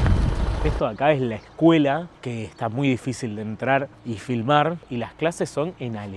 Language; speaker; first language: Spanish; native; Spanish